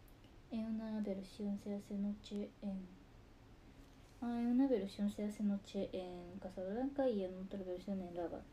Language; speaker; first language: Spanish; non-native, learner; Japanese